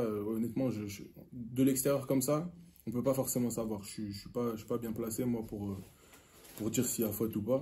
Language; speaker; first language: French; native; French